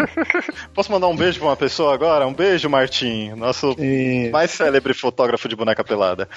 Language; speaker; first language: Portuguese; native; Portuguese